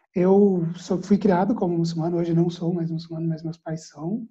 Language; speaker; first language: Portuguese; early bilingual, other home language; Arabic